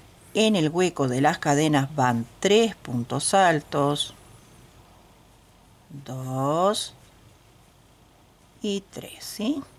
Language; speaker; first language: Spanish; native; Spanish